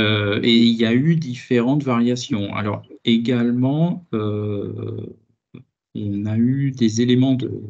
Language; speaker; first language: French; native; French